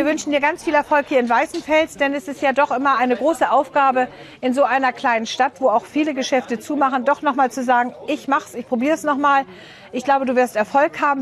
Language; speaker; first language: German; native; German